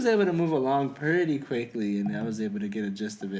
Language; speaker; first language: English; native; English